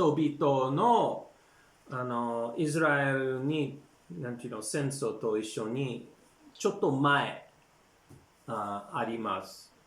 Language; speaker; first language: Japanese; non-native, learner; English